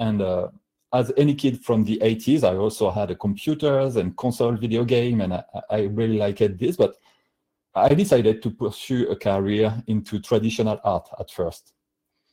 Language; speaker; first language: English; non-native, fluent; French